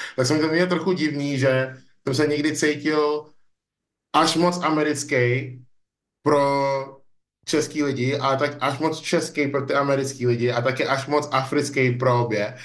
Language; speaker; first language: Czech; early bilingual, other home language; English